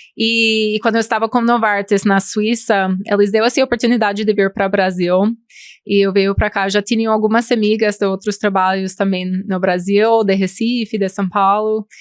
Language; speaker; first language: Portuguese; non-native, fluent; English